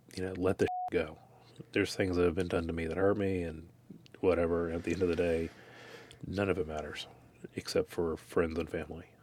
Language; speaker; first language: English; native; English